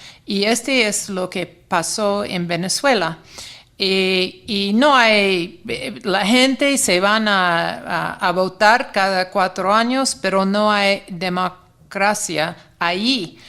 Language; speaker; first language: Spanish; non-native, fluent; English